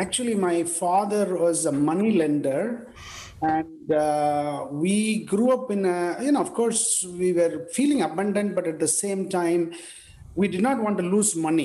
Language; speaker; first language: English; non-native, local second language; Tamil